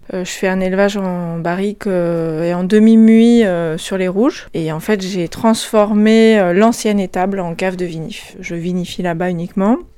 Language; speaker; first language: French; native; French